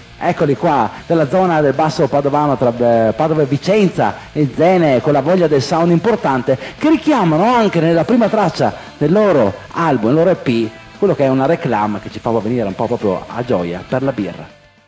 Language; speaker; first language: Italian; native; Italian